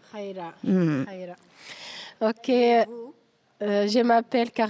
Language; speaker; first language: French; non-native, learner; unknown